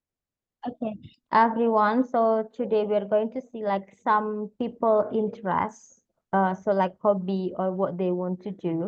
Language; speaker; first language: English; non-native, fluent; Indonesian